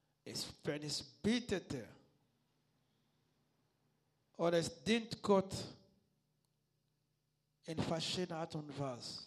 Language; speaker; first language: German; non-native, learner; Lingala